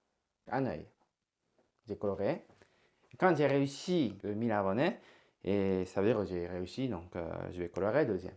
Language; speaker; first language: French; non-native, learner; Japanese